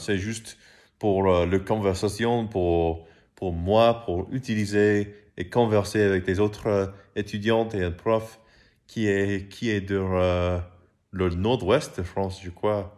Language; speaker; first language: French; non-native, learner; English